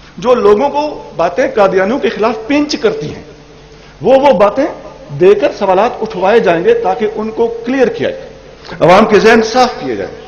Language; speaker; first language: Urdu; non-native, local second language; Punjabi